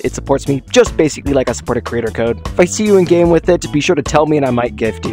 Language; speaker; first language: English; native; English